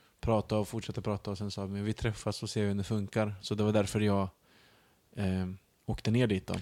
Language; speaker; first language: Swedish; early bilingual, other home language; Bosnian